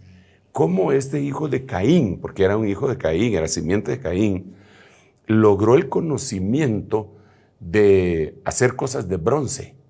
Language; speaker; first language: Spanish; native; Spanish